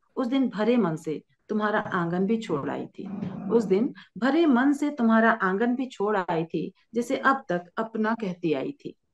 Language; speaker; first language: Hindi; native; Hindi